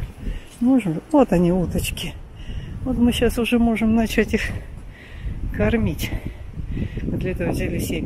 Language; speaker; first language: Russian; native; Russian